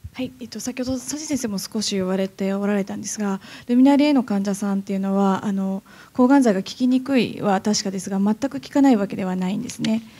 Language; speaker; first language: Japanese; native; Japanese